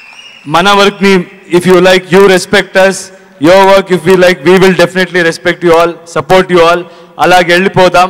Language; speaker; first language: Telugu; non-native, learner; Kannada